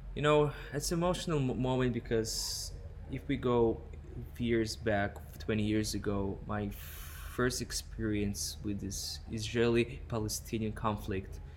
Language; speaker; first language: English; non-native, fluent; Hebrew